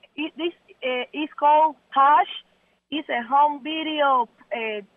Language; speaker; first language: English; non-native, learner; Spanish